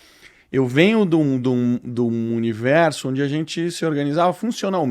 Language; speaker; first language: Portuguese; native; Portuguese